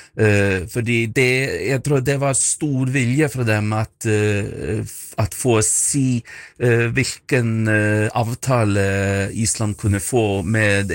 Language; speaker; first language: Norwegian; non-native, fluent; Icelandic